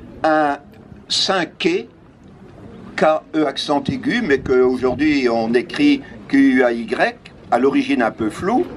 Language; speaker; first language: French; native; French